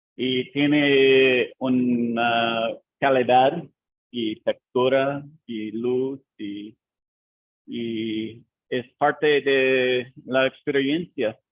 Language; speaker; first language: Spanish; non-native, learner; English